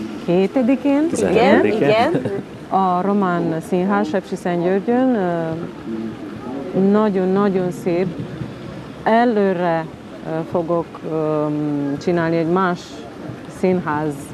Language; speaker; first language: Hungarian; non-native, local second language; Romanian